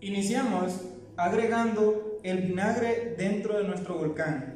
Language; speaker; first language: Spanish; native; Spanish